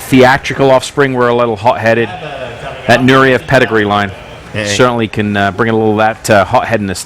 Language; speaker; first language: English; native; English